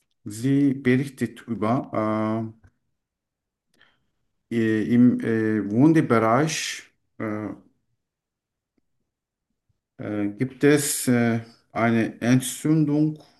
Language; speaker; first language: German; non-native, learner; Turkish